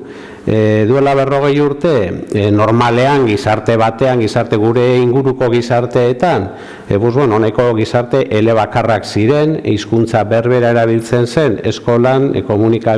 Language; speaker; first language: Basque; native; Basque